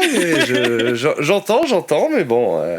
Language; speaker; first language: French; native; French